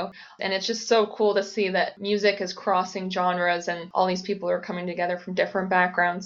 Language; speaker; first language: English; native; English